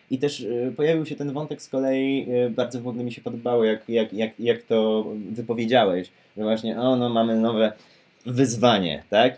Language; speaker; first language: Polish; native; Polish